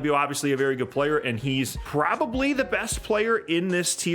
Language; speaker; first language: English; native; English